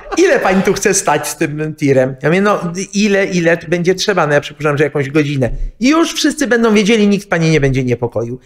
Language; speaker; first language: Polish; native; Polish